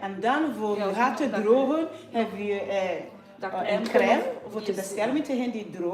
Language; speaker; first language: Dutch; non-native, fluent; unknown